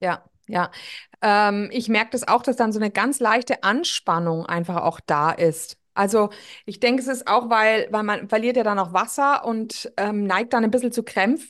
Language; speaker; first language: German; native; German